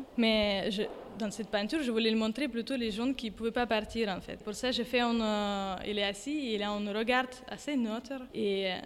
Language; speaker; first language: French; non-native, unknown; Ukrainian